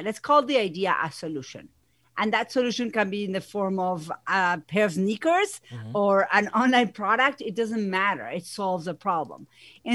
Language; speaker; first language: English; non-native, fluent; Spanish